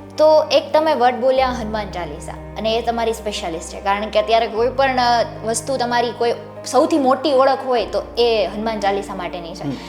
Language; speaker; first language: Gujarati; native; Gujarati